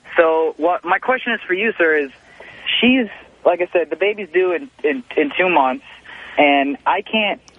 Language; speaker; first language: English; native; English